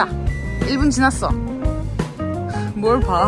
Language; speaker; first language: Korean; native; Korean